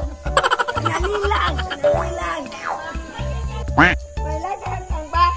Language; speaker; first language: Filipino; non-native, learner; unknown